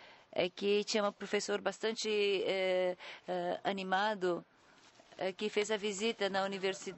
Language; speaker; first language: Portuguese; non-native, learner; Japanese